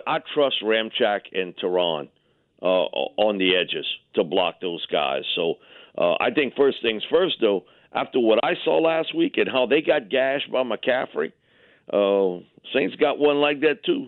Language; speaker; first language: English; native; English